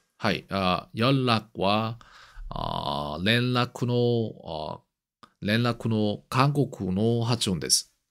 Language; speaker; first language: Japanese; non-native, learner; Korean